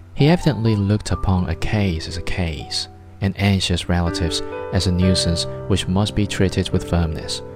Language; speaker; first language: English; non-native, fluent; Chinese